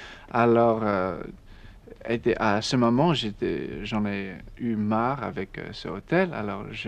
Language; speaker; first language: French; non-native, learner; English